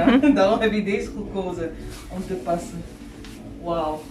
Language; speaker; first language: Dutch; non-native, learner; French